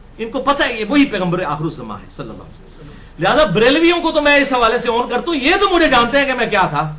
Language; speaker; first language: Urdu; non-native, local second language; Punjabi